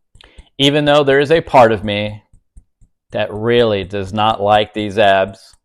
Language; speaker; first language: English; native; English